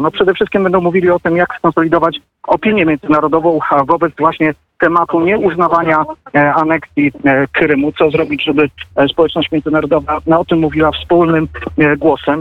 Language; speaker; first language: Polish; native; Polish